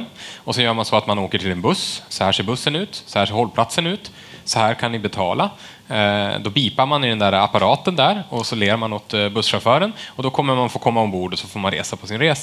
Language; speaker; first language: Swedish; native; Swedish